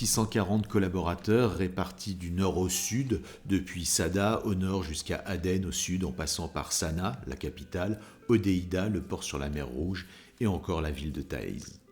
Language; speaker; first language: French; native; French